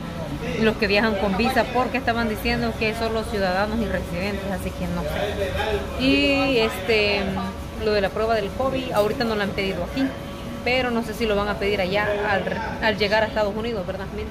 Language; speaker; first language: Spanish; native; Spanish